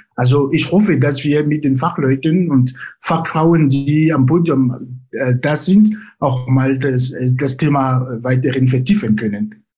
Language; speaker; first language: German; non-native, fluent; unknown